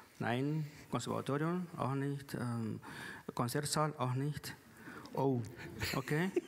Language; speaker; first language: German; non-native, fluent; Spanish